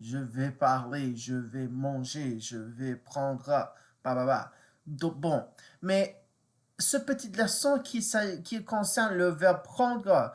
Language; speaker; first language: French; non-native, learner; English